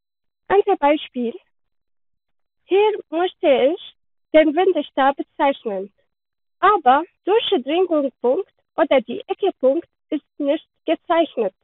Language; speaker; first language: German; non-native, learner; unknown